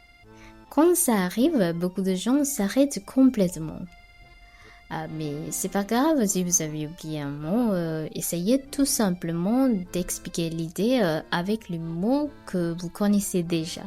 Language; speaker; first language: French; non-native, fluent; Sinhala